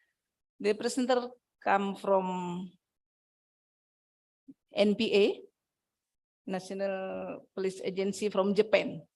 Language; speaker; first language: English; non-native, fluent; Indonesian